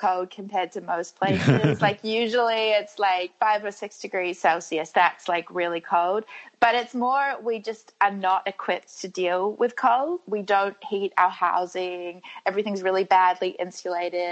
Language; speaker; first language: English; native; English